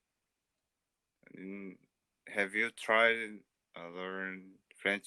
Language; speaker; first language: English; non-native, learner; Portuguese